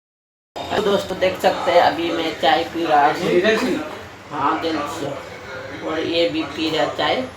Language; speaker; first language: Hindi; non-native, local second language; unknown